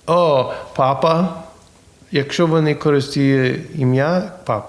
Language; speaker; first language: Ukrainian; non-native, learner; English